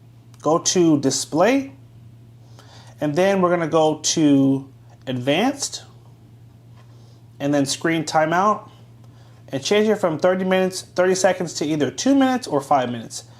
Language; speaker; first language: English; native; English